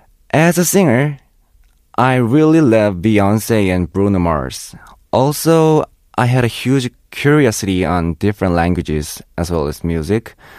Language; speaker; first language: English; non-native, fluent; Korean